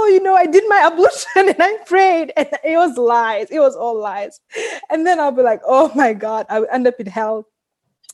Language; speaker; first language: English; non-native, fluent; Wolof